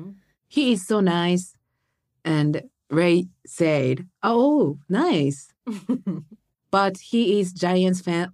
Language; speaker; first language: English; non-native, learner; Japanese